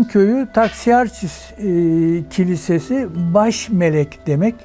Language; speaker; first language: Turkish; native; Turkish